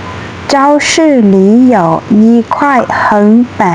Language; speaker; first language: Chinese; non-native, fluent; Shan